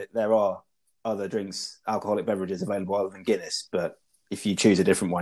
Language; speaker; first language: English; native; English